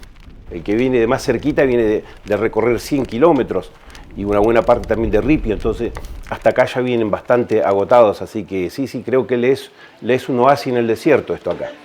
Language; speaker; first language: Spanish; native; Spanish